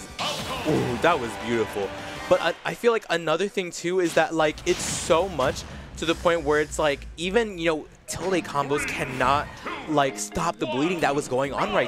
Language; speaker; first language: English; native; English